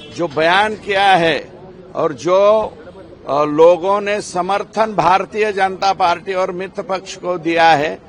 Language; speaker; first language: Hindi; non-native, local second language; Marathi